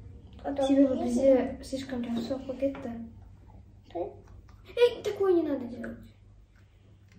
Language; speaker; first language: Russian; non-native, local second language; Kazakh